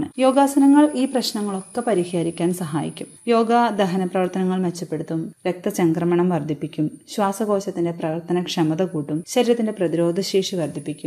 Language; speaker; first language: Malayalam; native; Malayalam